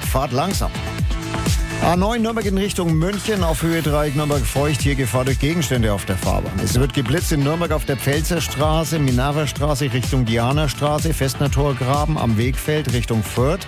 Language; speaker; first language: German; native; German